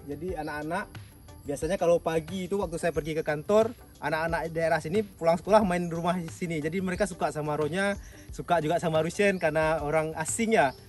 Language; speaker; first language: Indonesian; native; Indonesian